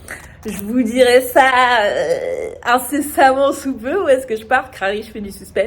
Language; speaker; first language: French; native; French